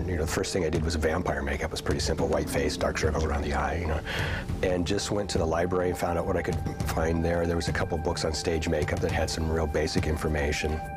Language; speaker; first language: English; native; English